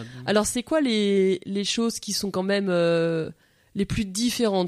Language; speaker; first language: French; native; French